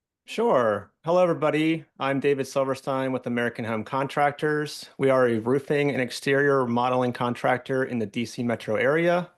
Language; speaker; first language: English; native; English